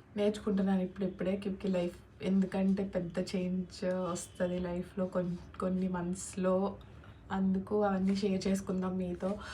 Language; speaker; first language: Telugu; non-native, local second language; Hindi